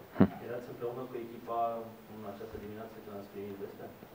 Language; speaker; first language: Romanian; native; Romanian